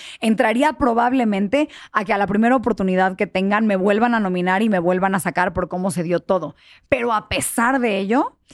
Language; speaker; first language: Spanish; early bilingual, heritage; Spanish